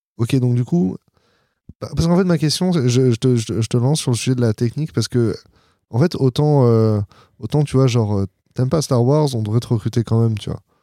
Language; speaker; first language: French; native; French